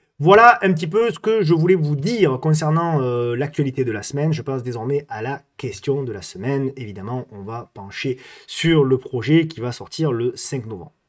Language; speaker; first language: French; native; French